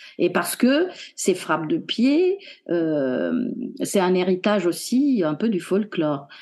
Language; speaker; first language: French; non-native, fluent; Romanian